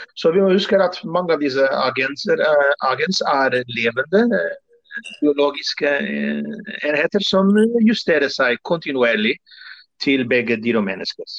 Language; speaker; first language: Norwegian; non-native, fluent; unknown